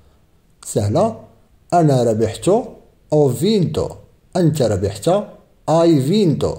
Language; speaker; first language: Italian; non-native, fluent; Arabic